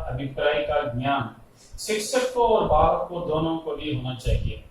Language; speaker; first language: Hindi; non-native, local second language; Telugu